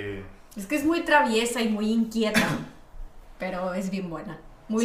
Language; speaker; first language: Spanish; native; Spanish